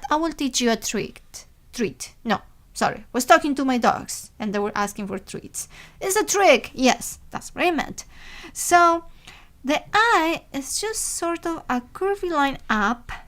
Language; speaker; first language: English; non-native, fluent; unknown